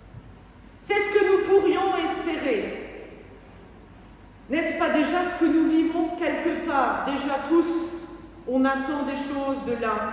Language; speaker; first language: French; native; French